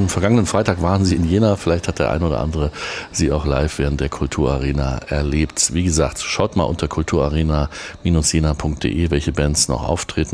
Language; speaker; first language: German; native; German